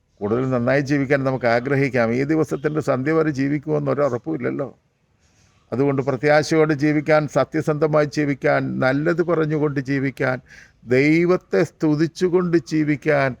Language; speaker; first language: Malayalam; native; Malayalam